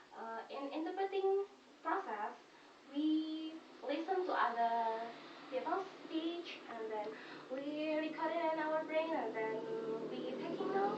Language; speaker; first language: English; non-native, fluent; Indonesian